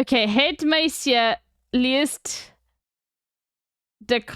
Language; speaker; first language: Dutch; non-native, learner; English